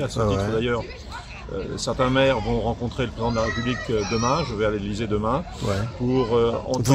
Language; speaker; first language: French; native; French